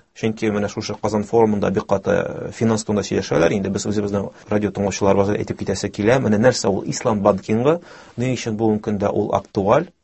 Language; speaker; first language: Tatar; native; Tatar